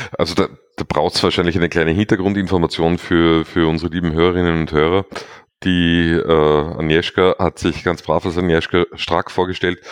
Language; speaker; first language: German; native; German